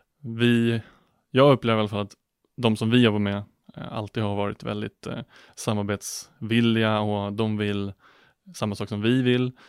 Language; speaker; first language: Swedish; native; Swedish